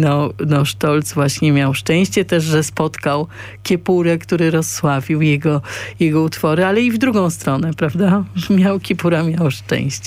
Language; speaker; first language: Polish; native; Polish